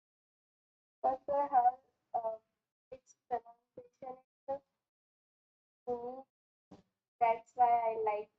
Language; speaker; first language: English; non-native, learner; Hindi